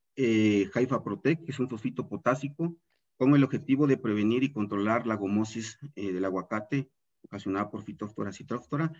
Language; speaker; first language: Spanish; native; Spanish